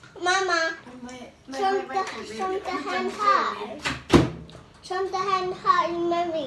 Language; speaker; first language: Swedish; early bilingual, other home language; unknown